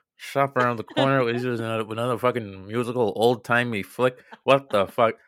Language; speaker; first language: English; native; English